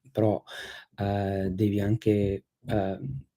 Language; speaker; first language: Italian; non-native, fluent; English